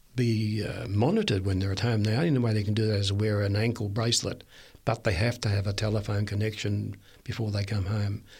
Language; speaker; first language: English; native; English